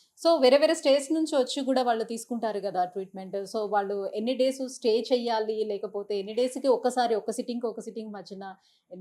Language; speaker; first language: Telugu; native; Telugu